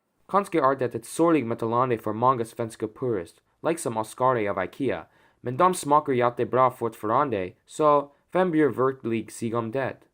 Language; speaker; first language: Swedish; non-native, learner; English